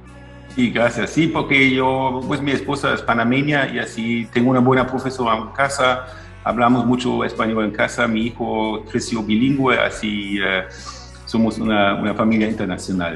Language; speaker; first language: Spanish; non-native, fluent; German